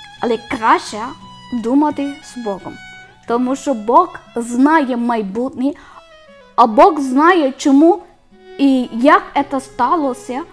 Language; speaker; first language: Ukrainian; non-native, learner; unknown